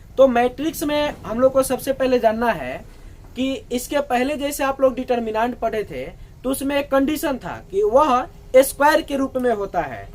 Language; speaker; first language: Hindi; native; Hindi